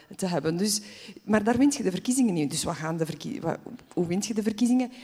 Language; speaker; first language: Dutch; early bilingual, other home language; Polish